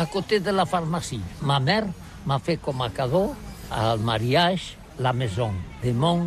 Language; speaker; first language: French; non-native, learner; Catalan